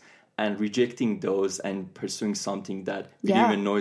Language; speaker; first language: English; non-native, fluent; Persian